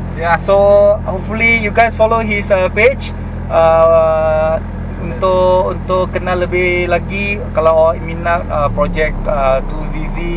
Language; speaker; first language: Malay; native; Malay